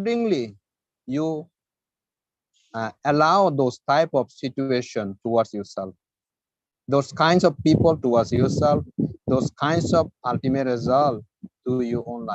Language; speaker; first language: English; non-native, fluent; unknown